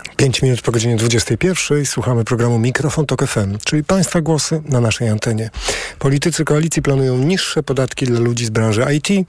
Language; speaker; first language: Polish; native; Polish